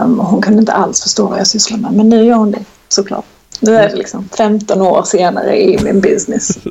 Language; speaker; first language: Swedish; early bilingual, other home language; Serbian